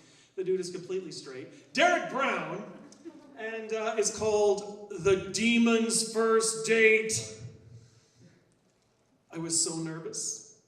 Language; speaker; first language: English; native; English